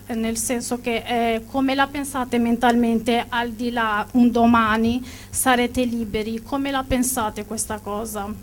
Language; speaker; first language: Italian; non-native, fluent; Albanian